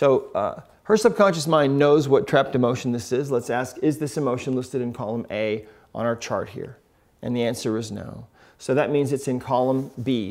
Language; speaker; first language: English; native; English